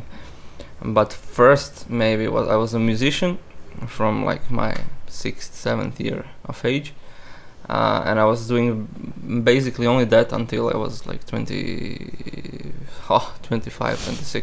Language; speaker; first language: English; non-native, fluent; Croatian